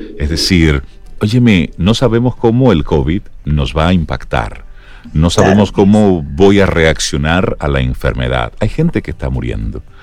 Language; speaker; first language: Spanish; native; Spanish